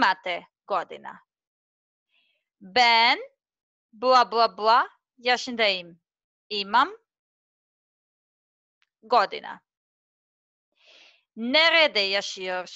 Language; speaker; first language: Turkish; non-native, learner; Serbian